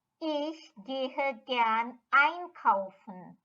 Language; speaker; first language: German; non-native, fluent; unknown